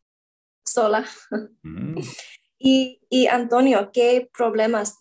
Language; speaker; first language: Spanish; non-native, learner; English